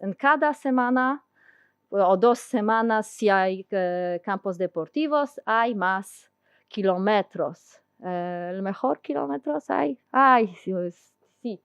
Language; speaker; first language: Spanish; non-native, learner; Polish